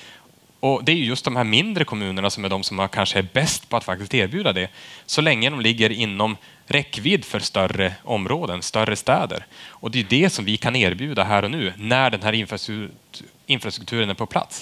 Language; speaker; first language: Swedish; native; Swedish